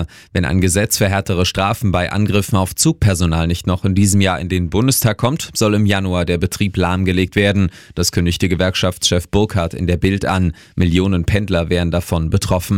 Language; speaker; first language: German; native; German